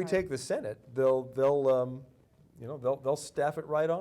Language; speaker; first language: English; native; English